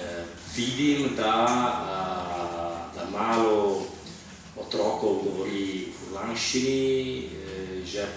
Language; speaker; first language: Slovenian; non-native, fluent; Italian